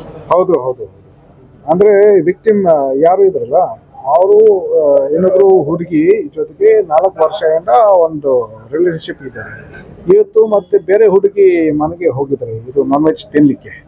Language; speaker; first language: Kannada; non-native, local second language; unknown